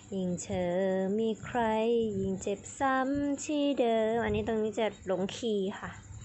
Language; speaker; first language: Thai; native; Thai